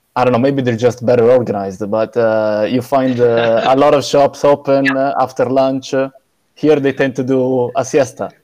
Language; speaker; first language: English; non-native, fluent; Italian